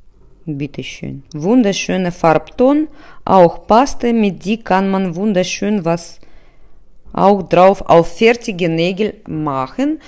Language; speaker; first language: German; non-native, learner; Russian